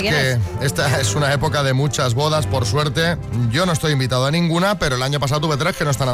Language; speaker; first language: Spanish; native; Spanish